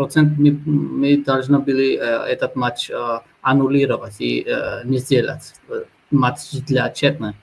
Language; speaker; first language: Russian; non-native, fluent; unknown